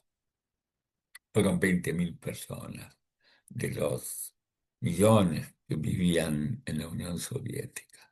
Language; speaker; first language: Spanish; early bilingual, other home language; Russian